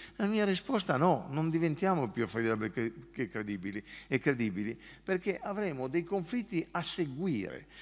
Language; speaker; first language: Italian; native; Italian